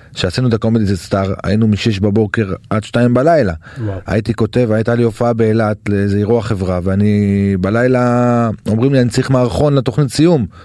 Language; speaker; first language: Hebrew; native; Hebrew